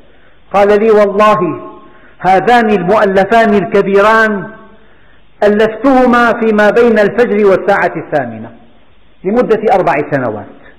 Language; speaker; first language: Arabic; native; Arabic